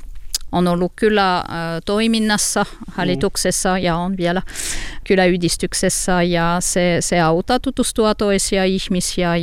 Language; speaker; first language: Finnish; non-native, learner; French